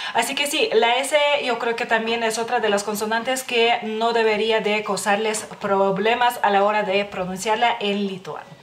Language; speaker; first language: Spanish; non-native, fluent; Lithuanian